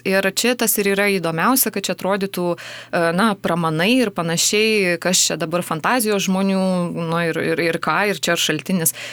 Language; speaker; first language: Lithuanian; native; Lithuanian